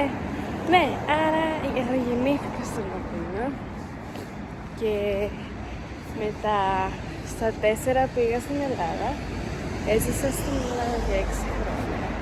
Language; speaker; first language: Greek; early bilingual, heritage; Greek